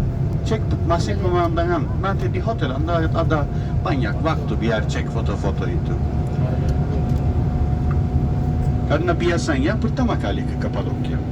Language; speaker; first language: Indonesian; non-native, fluent; Turkish